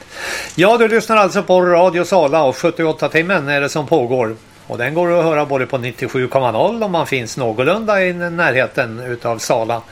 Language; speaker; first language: Swedish; native; Swedish